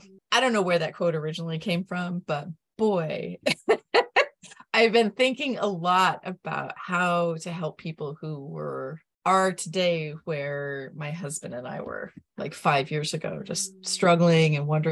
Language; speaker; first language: English; native; English